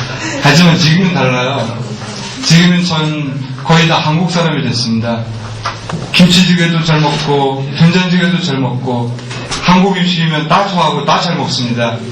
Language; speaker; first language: Korean; non-native, fluent; Mongolian